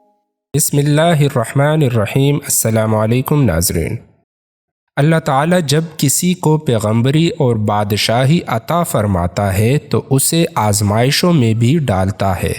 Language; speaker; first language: Urdu; native; Urdu